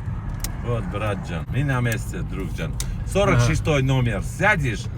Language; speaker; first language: Russian; non-native, learner; Armenian